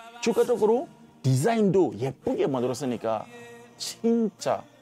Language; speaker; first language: Korean; non-native, fluent; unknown